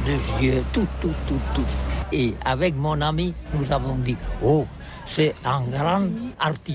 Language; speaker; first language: French; non-native, learner; Catalan